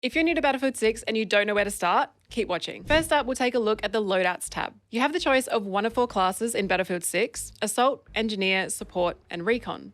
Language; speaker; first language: English; native; English